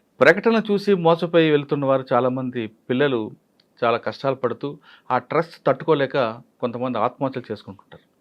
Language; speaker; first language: Telugu; native; Telugu